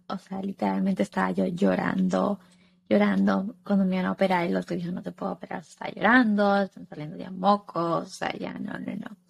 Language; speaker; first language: Spanish; early bilingual, heritage; Spanish